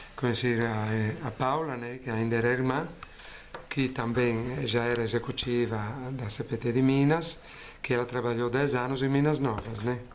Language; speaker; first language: Portuguese; non-native, fluent; Italian